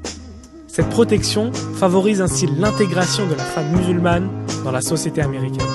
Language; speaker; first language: French; native; French